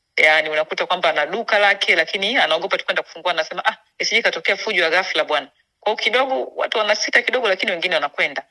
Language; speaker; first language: Swahili; native; Swahili